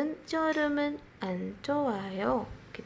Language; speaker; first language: Korean; non-native, learner; Indonesian